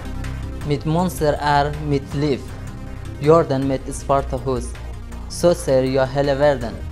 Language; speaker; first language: Swedish; non-native, learner; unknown